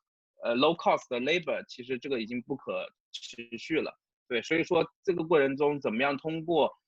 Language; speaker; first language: Chinese; native; Chinese